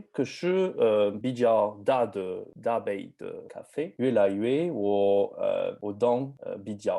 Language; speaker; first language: Chinese; non-native, learner; French